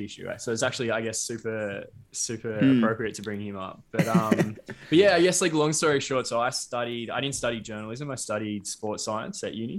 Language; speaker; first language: English; native; English